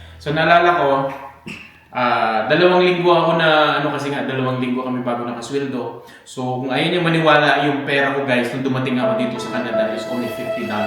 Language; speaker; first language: Filipino; native; Filipino